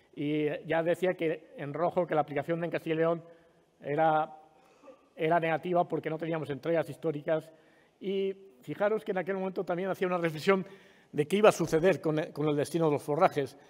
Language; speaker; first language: Spanish; native; Spanish